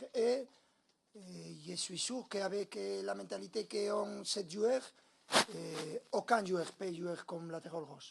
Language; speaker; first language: French; non-native, learner; Spanish